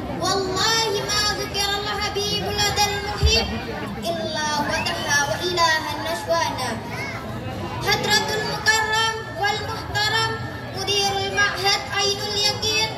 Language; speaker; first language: Arabic; non-native, learner; Indonesian